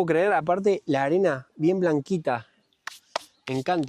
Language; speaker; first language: Spanish; native; Spanish